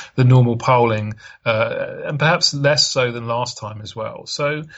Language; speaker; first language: English; native; English